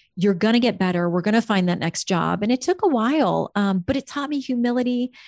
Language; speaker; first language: English; native; English